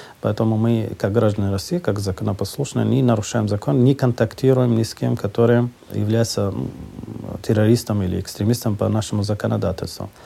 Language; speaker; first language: Russian; non-native, fluent; Persian